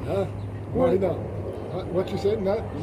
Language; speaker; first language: English; non-native, learner; French